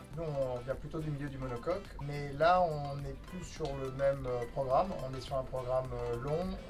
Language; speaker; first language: French; native; French